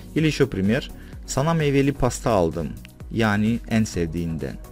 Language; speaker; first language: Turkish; non-native, fluent; Russian